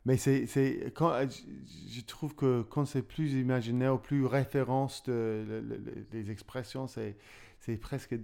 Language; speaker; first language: French; non-native, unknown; English